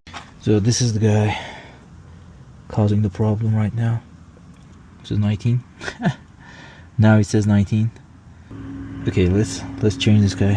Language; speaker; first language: English; non-native, fluent; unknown